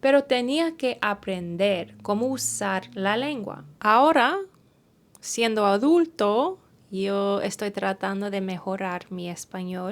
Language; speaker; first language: Spanish; early bilingual, heritage; English